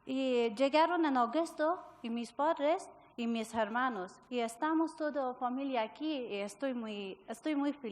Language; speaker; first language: Spanish; non-native, learner; Persian